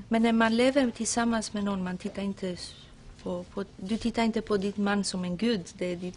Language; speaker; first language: Swedish; non-native, fluent; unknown